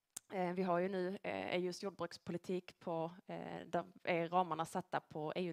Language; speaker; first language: Swedish; native; Swedish